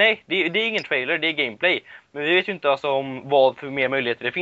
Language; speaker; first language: Swedish; native; Swedish